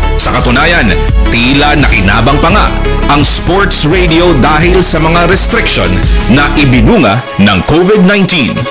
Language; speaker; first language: Filipino; native; Filipino